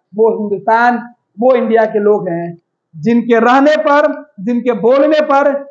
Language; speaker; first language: Hindi; native; Hindi